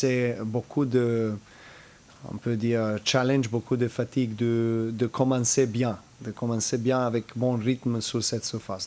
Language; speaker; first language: French; non-native, learner; Serbian